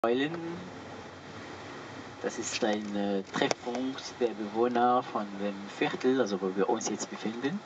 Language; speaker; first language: German; non-native, fluent; Arabic